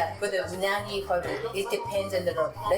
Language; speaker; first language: English; non-native, learner; Japanese